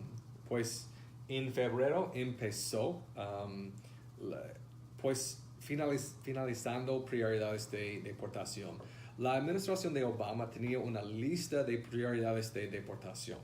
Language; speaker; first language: Spanish; non-native, fluent; English